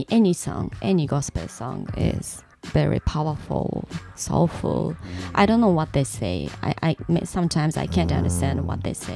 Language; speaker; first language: English; non-native, learner; Japanese